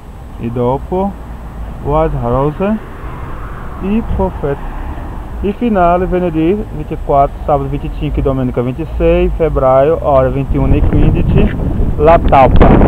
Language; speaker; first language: Italian; non-native, learner; Portuguese